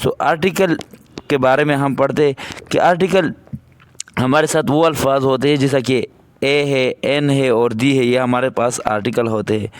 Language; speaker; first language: Urdu; non-native, local second language; Pashto